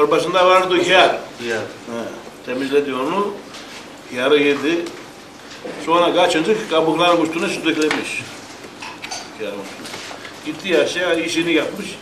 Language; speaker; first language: Turkish; early bilingual, heritage; Turkish